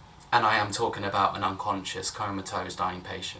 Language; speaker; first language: English; native; English